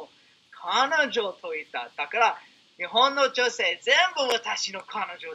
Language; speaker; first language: Japanese; non-native, learner; English